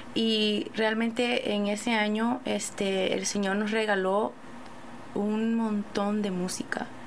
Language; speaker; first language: Spanish; early bilingual, other home language; English